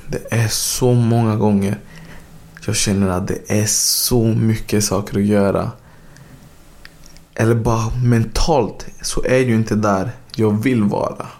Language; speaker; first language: Swedish; early bilingual, other home language; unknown